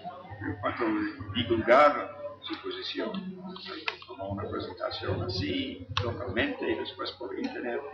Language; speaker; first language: Spanish; non-native, fluent; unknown